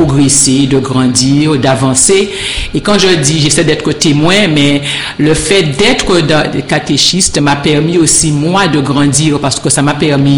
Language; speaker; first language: French; native; French